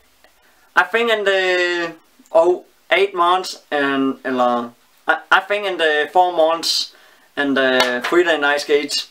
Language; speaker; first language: English; non-native, learner; Danish